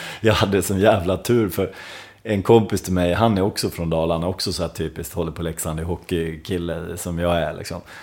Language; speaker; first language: Swedish; native; Swedish